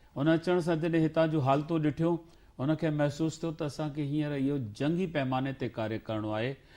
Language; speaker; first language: Sindhi; native; Sindhi